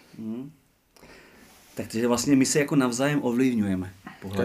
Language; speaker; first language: Czech; native; Czech